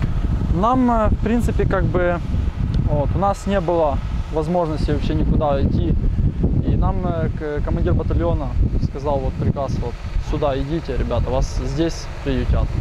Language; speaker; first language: Russian; native; Russian